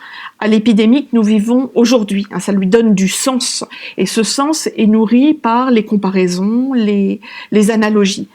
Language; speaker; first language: French; native; French